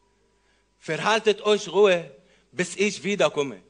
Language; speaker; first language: German; non-native, learner; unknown